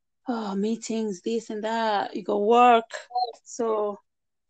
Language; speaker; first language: English; native; English